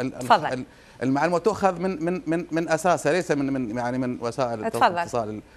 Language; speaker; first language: Arabic; native; Arabic